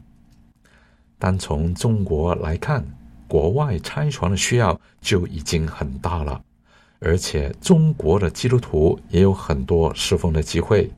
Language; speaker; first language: Chinese; non-native, local second language; Cantonese